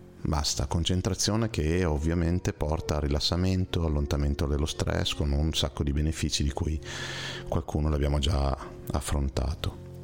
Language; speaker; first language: Italian; native; Italian